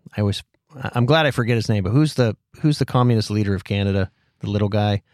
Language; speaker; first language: English; native; English